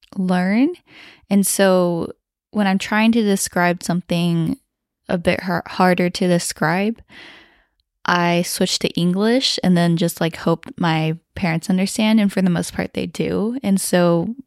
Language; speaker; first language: English; early bilingual, other home language; Chinese